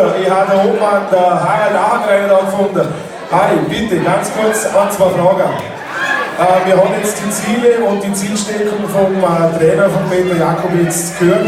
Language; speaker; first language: German; native; German